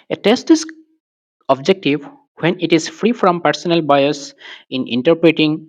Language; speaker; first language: English; non-native, local second language; Assamese